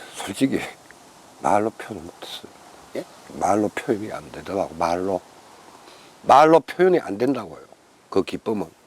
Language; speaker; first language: Korean; native; Korean